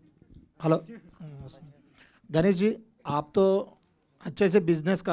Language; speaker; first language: Hindi; non-native, local second language; Telugu